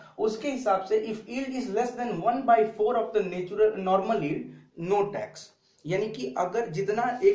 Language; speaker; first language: Hindi; native; Hindi